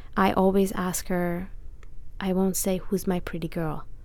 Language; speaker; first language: English; non-native, fluent; Persian